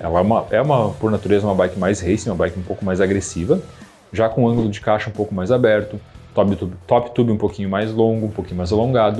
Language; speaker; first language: Portuguese; native; Portuguese